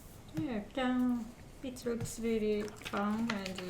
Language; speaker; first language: English; non-native, learner; Japanese